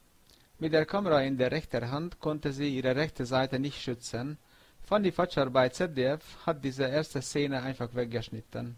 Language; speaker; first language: German; non-native, fluent; Hungarian